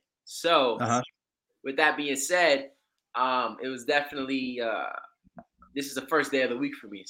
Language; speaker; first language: English; native; English